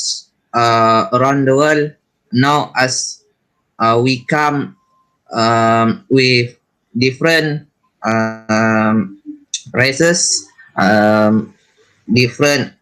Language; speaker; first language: English; non-native, learner; Malay